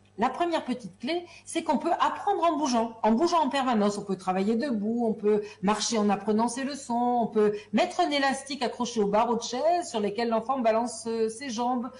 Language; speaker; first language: French; native; French